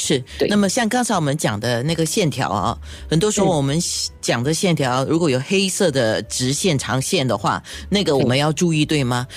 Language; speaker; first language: Chinese; native; Chinese